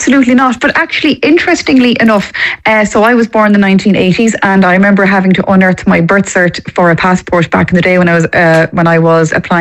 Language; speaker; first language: English; native; English